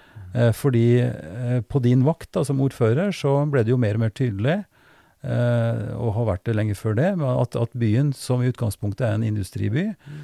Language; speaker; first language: Norwegian; native; Norwegian